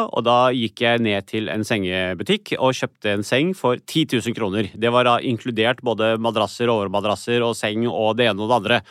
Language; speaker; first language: Norwegian; early bilingual, other home language; Punjabi